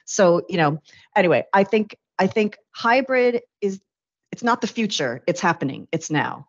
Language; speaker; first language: English; native; English